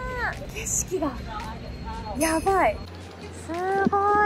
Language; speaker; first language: Japanese; native; Japanese